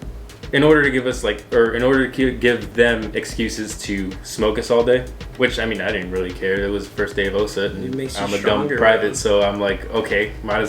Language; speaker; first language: English; native; English